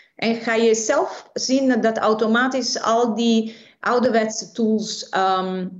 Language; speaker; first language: Dutch; non-native, fluent; Italian